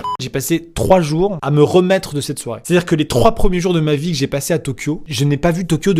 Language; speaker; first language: French; native; French